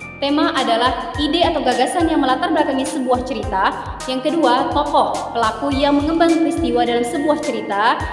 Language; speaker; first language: Indonesian; native; Indonesian